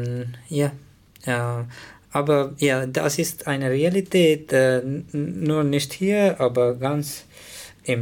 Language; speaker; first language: German; non-native, learner; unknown